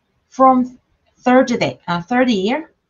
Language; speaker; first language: English; non-native, learner; Korean